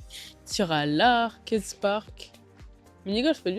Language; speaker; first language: French; native; French